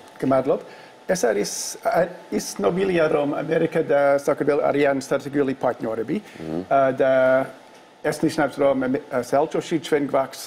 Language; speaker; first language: Georgian; non-native, learner; English